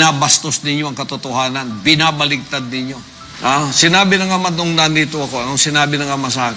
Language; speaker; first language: Filipino; native; Filipino